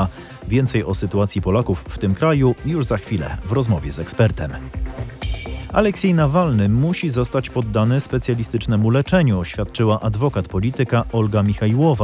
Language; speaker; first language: Polish; native; Polish